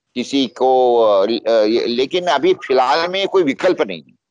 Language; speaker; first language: Hindi; non-native, local second language; Marathi